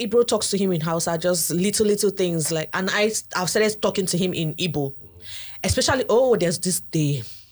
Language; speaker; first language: English; non-native, local second language; Igbo